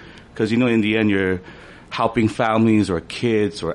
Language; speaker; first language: English; native; English